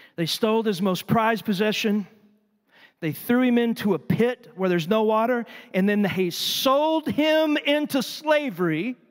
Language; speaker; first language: English; native; English